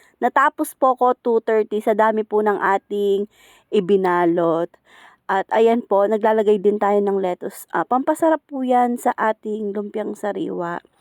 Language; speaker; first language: Filipino; native; Filipino